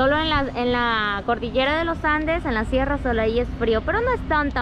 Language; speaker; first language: Spanish; native; Spanish